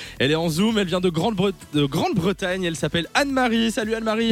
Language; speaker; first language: French; native; French